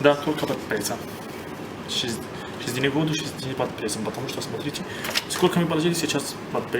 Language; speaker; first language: Russian; non-native, learner; Arabic